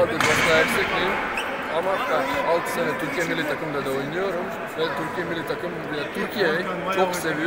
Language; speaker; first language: Turkish; non-native, learner; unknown